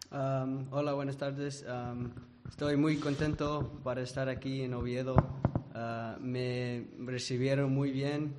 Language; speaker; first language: Spanish; early bilingual, heritage; English